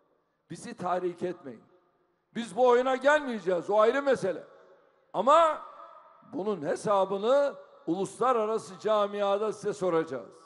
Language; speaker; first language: Turkish; native; Turkish